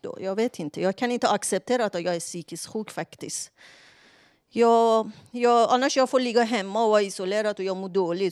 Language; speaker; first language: Swedish; non-native, fluent; Persian